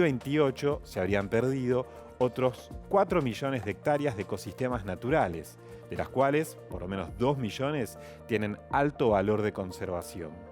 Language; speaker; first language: Spanish; native; Spanish